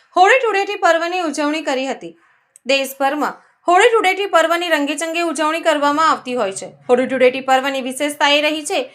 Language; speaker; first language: Gujarati; native; Gujarati